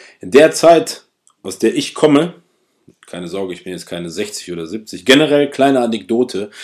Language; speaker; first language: German; early bilingual, other home language; Russian